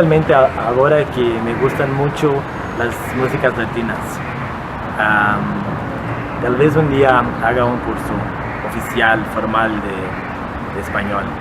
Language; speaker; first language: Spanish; non-native, learner; Portuguese